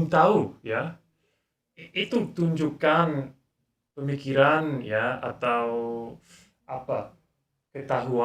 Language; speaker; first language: Indonesian; non-native, learner; English